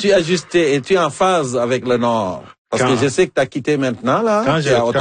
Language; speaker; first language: French; non-native, local second language; Wolof